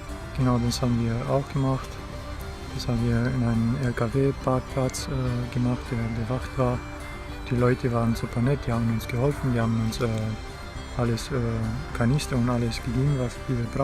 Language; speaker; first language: German; non-native, fluent; Romanian